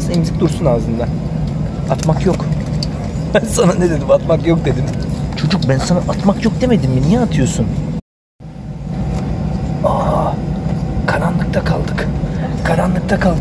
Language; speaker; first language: Turkish; native; Turkish